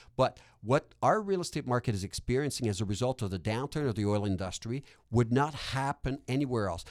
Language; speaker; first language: English; non-native, local second language; French